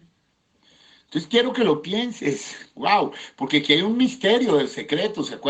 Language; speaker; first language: Spanish; native; Spanish